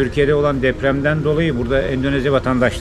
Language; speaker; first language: Turkish; native; Turkish